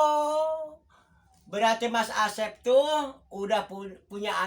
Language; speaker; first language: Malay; non-native, local second language; Javanese